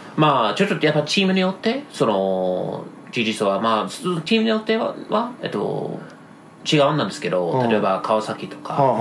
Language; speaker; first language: Japanese; non-native, fluent; English